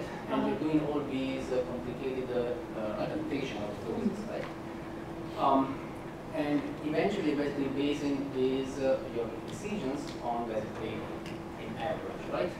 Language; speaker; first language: English; non-native, fluent; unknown